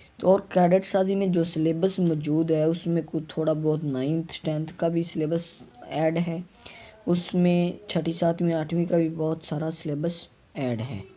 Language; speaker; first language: Urdu; native; Urdu